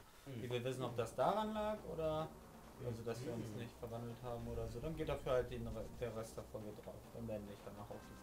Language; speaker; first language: German; native; German